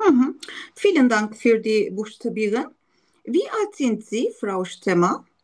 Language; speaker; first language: German; non-native, learner; Turkish